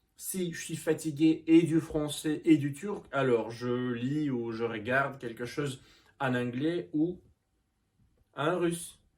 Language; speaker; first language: French; non-native, learner; Russian